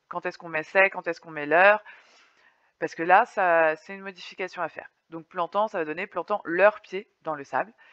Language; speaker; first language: French; native; French